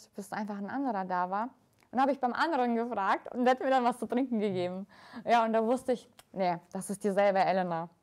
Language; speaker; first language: German; early bilingual, other home language; Russian